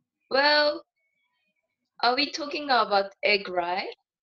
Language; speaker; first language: English; non-native, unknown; Japanese